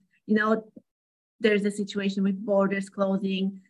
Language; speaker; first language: English; non-native, fluent; Polish